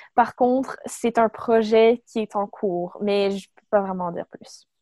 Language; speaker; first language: French; native; French